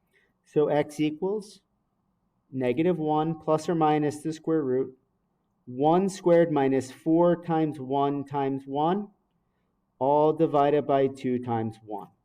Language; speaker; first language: English; native; English